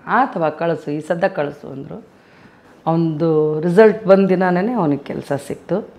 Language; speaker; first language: Kannada; native; Kannada